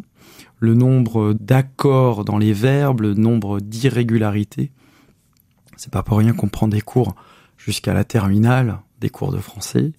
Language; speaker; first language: French; native; French